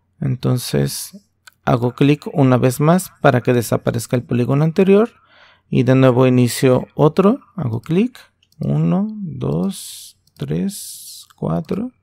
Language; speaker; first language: Spanish; native; Spanish